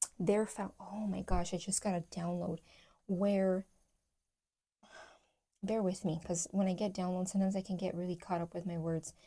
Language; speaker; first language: English; native; English